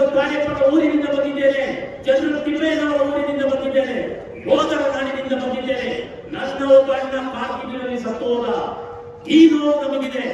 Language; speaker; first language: Kannada; non-native, local second language; Kodava